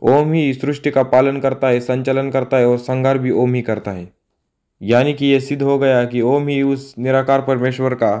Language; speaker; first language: Hindi; non-native, local second language; Marathi